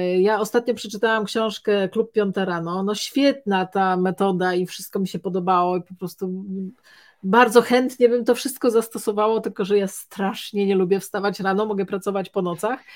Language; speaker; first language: Polish; native; Polish